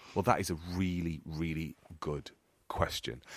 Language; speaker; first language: English; native; English